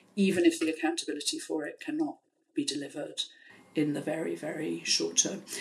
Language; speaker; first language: English; native; English